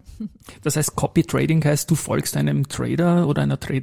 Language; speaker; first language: German; native; German